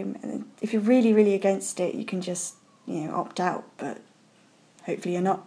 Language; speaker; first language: English; native; English